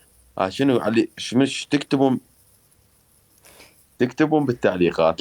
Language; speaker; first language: Arabic; native; Arabic